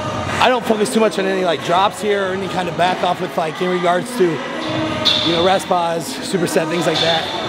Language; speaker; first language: English; native; English